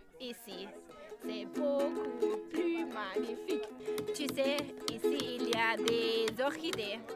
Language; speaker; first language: French; non-native, learner; German